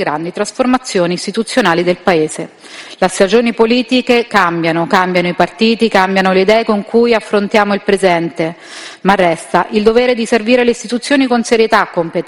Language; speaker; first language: Italian; native; Italian